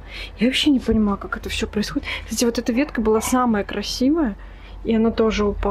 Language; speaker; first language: Russian; native; Russian